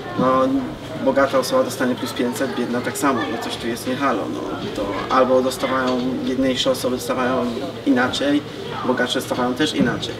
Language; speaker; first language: Polish; native; Polish